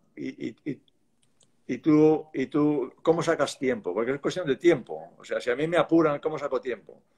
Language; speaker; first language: Spanish; native; Spanish